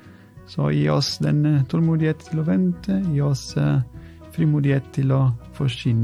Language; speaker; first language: Norwegian; non-native, fluent; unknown